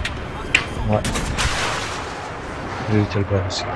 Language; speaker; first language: French; native; French